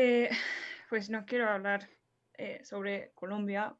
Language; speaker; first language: Spanish; non-native, fluent; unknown